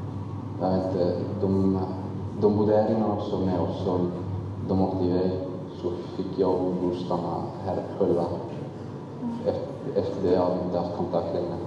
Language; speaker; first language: Swedish; non-native, learner; Arabic